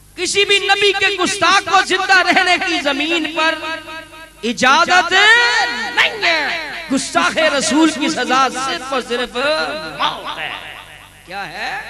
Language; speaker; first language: Urdu; non-native, local second language; Punjabi